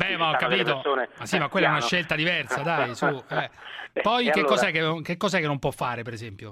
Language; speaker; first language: Italian; native; Italian